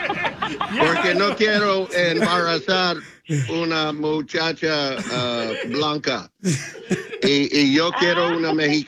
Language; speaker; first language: Spanish; non-native, learner; English